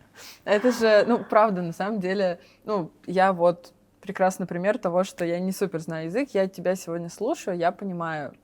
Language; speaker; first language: Russian; native; Russian